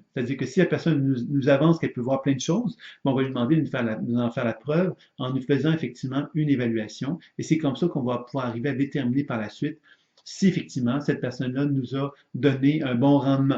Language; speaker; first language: French; native; French